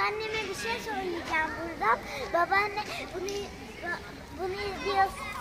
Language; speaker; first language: Turkish; early bilingual, heritage; Turkish